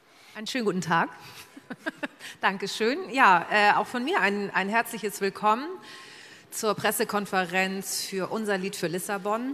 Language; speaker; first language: German; native; German